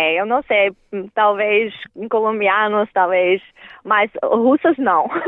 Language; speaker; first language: Portuguese; non-native, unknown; Russian